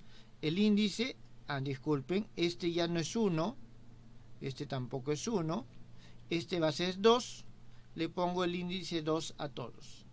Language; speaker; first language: Spanish; native; Spanish